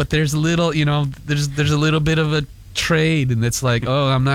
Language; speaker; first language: English; native; English